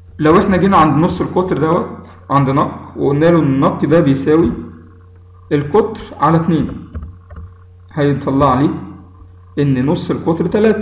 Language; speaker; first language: Arabic; native; Arabic